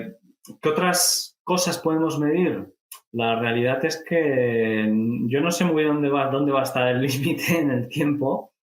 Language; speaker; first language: Spanish; native; Spanish